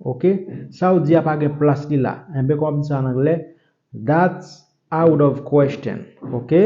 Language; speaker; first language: French; non-native, learner; Haitian Creole